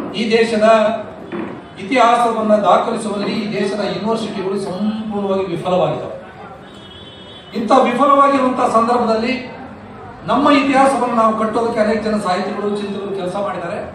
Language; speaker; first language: Kannada; non-native, local second language; Lambadi